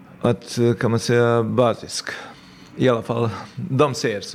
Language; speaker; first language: Swedish; non-native, fluent; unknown